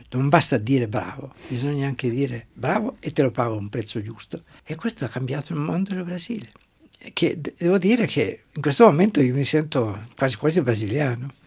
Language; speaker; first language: Italian; non-native, local second language; German